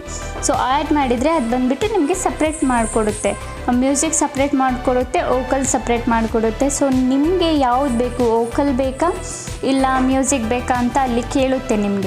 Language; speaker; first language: Kannada; native; Kannada